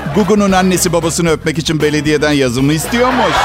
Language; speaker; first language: Turkish; non-native, fluent; Italian